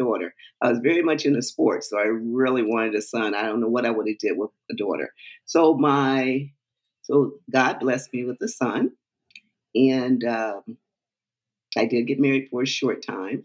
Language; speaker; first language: English; native; English